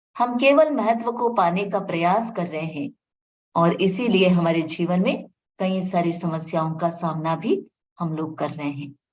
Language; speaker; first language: Hindi; non-native, local second language; Marathi